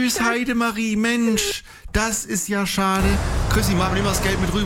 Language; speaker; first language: German; native; German